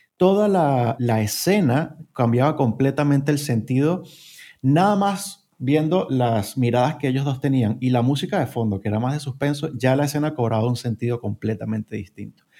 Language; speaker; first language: Spanish; native; Spanish